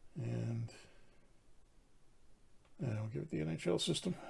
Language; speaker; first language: English; native; English